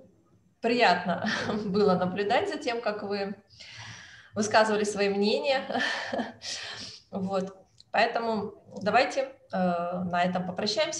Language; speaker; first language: Russian; native; Russian